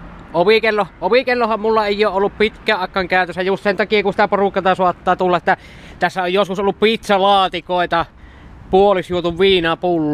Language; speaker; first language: Finnish; native; Finnish